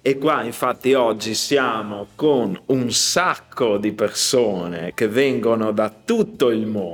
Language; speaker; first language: Italian; native; Italian